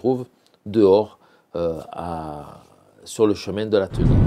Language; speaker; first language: French; native; French